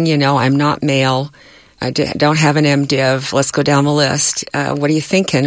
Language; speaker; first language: English; native; English